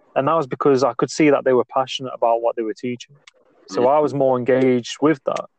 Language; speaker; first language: English; native; English